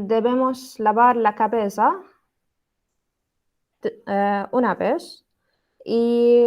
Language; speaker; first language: Spanish; non-native, learner; Arabic